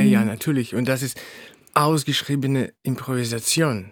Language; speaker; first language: German; non-native, fluent; Russian